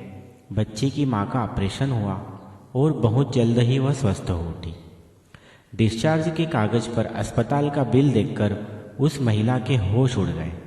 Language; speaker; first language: Hindi; native; Hindi